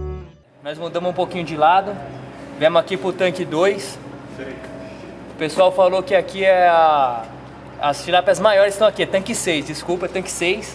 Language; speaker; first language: Portuguese; native; Portuguese